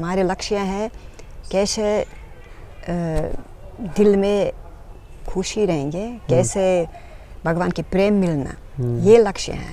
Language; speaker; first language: Hindi; non-native, learner; Dutch